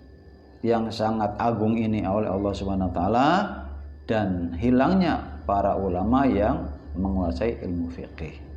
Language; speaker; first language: Indonesian; non-native, local second language; Javanese